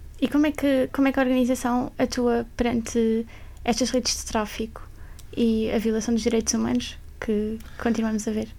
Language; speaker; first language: Portuguese; native; Portuguese